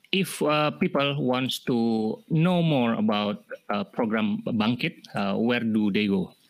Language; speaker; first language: English; non-native, fluent; Indonesian